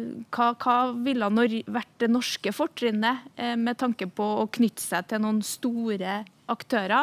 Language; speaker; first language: Norwegian; native; Norwegian